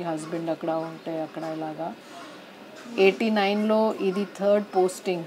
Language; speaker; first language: Telugu; non-native, learner; Hindi